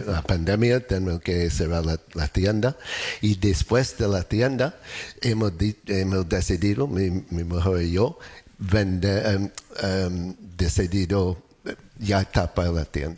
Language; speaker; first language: Spanish; non-native, learner; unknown